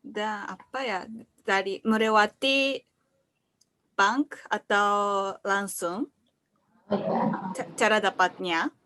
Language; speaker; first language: Indonesian; non-native, learner; Japanese